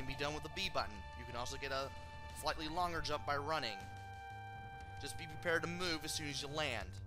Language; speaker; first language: English; native; English